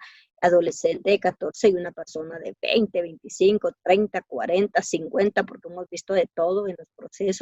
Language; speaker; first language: Spanish; native; Spanish